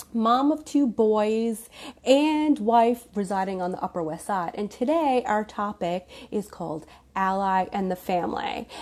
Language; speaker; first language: English; native; English